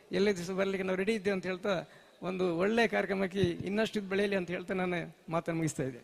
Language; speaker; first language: Kannada; native; Kannada